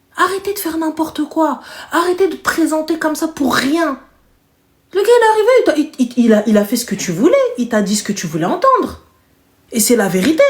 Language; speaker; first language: French; early bilingual, other home language; Arabic